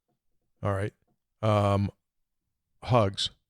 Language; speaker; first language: English; native; English